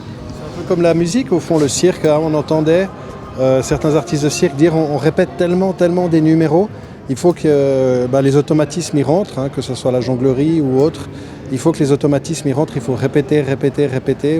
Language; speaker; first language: French; native; French